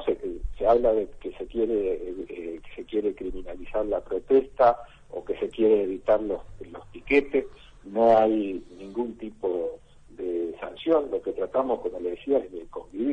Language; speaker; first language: Spanish; native; Spanish